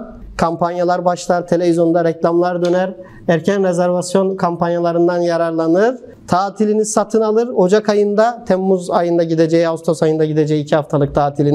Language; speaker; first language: Turkish; native; Turkish